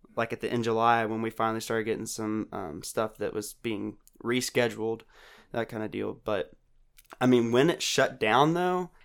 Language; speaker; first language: English; native; English